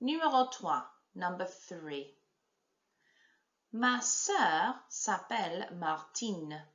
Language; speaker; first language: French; non-native, fluent; English